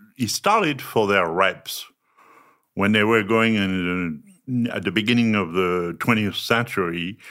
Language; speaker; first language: English; non-native, fluent; French